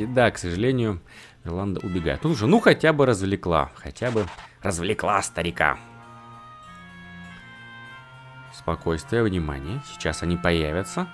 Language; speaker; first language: Russian; native; Russian